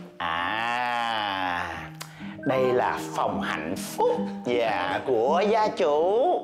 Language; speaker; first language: Vietnamese; native; Vietnamese